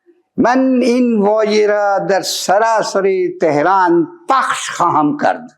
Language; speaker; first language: Persian; non-native, fluent; Urdu